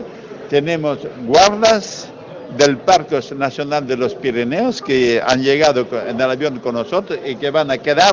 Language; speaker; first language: Spanish; non-native, learner; French